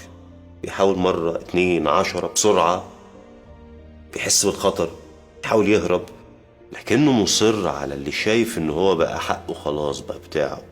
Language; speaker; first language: Arabic; native; Arabic